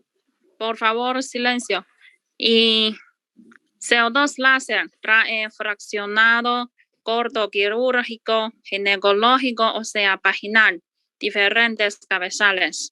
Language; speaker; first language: Spanish; non-native, learner; Chinese